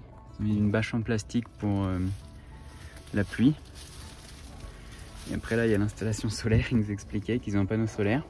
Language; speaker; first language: French; native; French